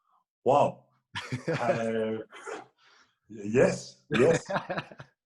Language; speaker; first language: English; non-native, fluent; French